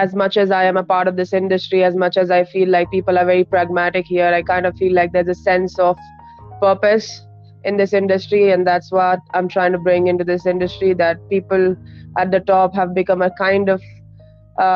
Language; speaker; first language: English; non-native, local second language; Hindi